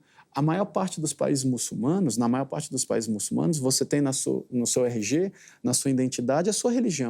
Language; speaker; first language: Portuguese; native; Portuguese